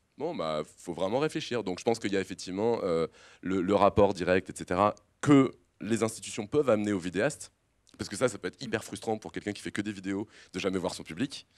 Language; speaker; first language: French; native; French